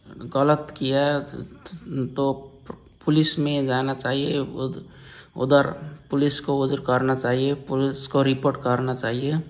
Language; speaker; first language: Hindi; non-native, learner; Nepali